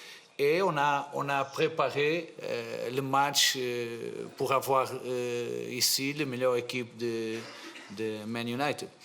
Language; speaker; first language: French; non-native, fluent; Portuguese